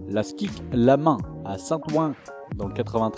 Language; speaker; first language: French; native; French